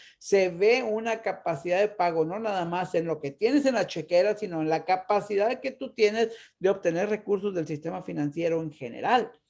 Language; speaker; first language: Spanish; native; Spanish